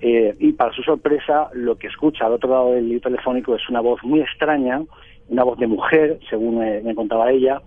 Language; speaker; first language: Spanish; native; Spanish